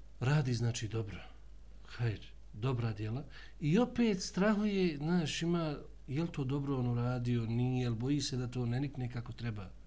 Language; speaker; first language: Bosnian; native; Bosnian